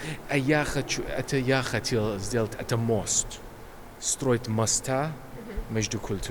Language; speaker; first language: Russian; non-native, learner; English